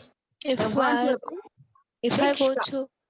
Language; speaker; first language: English; non-native, learner; Odia